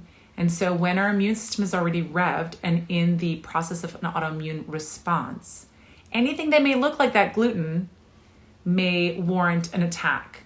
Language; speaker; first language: English; native; English